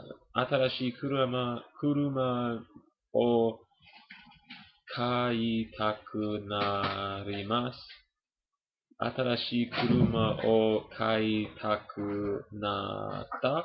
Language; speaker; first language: Japanese; non-native, learner; English